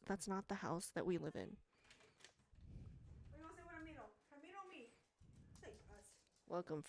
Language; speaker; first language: English; native; English